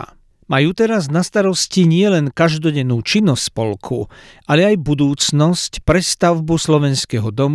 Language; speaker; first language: Slovak; native; Slovak